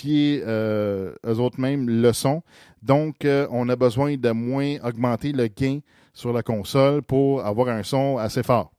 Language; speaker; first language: French; native; French